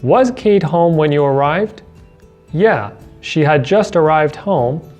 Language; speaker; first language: English; non-native, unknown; Persian